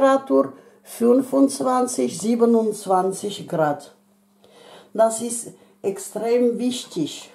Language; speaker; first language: German; non-native, fluent; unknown